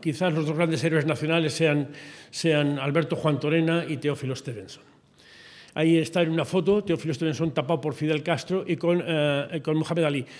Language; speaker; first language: Spanish; native; Spanish